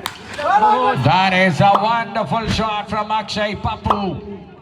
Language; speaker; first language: English; non-native, local second language; Malayalam